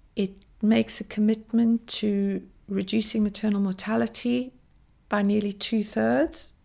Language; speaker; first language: English; native; English